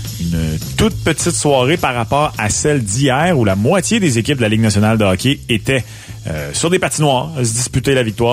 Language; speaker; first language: French; native; French